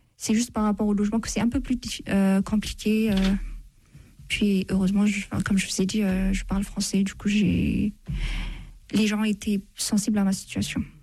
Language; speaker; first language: French; non-native, fluent; Amharic